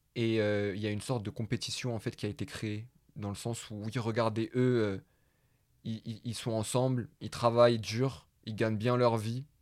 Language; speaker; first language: French; native; French